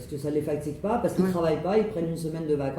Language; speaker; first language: French; native; French